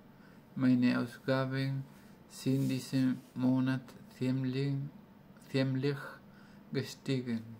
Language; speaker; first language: German; non-native, learner; Spanish